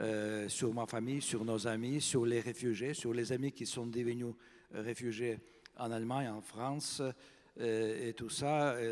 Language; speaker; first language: French; non-native, fluent; Russian